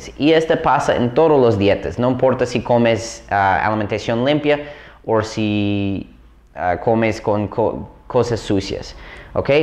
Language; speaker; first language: Spanish; non-native, fluent; English